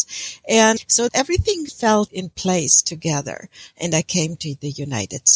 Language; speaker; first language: English; non-native, fluent; German